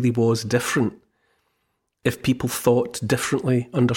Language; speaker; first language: English; native; English